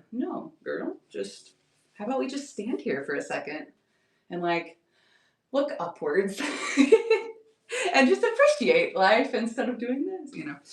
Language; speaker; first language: English; native; English